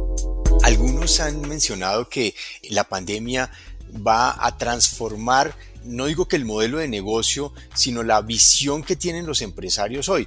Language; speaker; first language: Spanish; native; Spanish